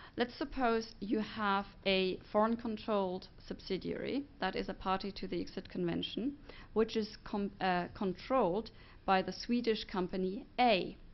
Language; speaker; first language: English; non-native, fluent; German